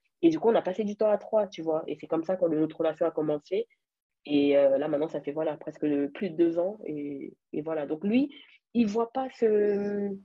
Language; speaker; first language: French; early bilingual, other home language; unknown